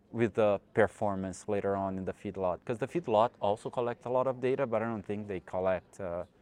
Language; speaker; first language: English; non-native, fluent; Portuguese